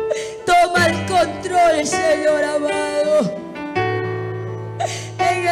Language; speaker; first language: Spanish; native; Spanish